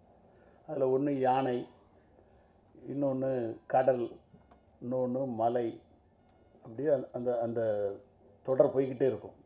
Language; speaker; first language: Tamil; native; Tamil